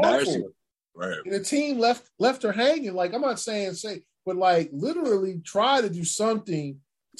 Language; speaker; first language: English; native; English